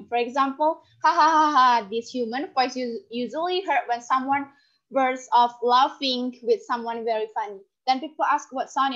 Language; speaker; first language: English; non-native, learner; Indonesian